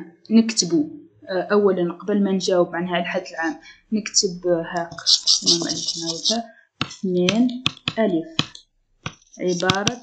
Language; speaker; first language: Arabic; native; Arabic